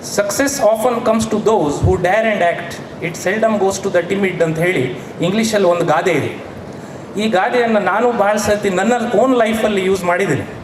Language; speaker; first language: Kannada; non-native, local second language; Konkani